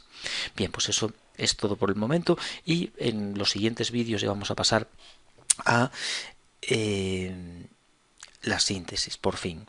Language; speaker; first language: Spanish; native; Spanish